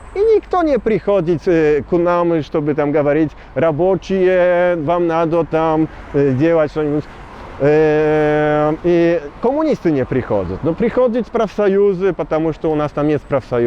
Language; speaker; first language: Russian; non-native, learner; Polish